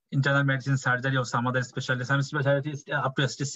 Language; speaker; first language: English; non-native, local second language; Bangla